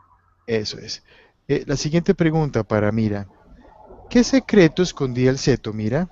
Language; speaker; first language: Spanish; native; Spanish